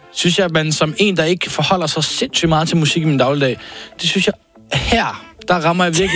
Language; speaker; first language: Danish; native; Danish